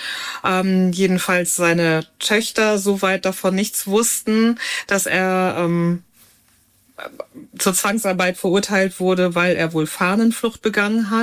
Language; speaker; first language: German; native; German